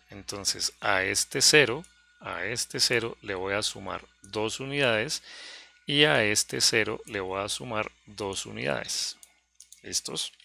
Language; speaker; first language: Spanish; native; Spanish